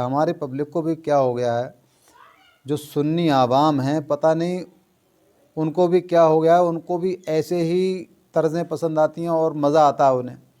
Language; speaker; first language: Urdu; native; Urdu